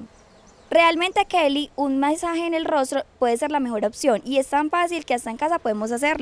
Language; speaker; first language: Spanish; native; Spanish